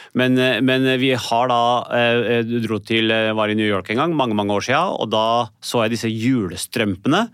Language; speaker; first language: Norwegian; early bilingual, other home language; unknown